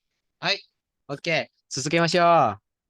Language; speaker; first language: Japanese; non-native, fluent; Indonesian